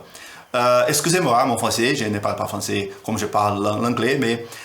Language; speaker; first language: French; non-native, learner; Portuguese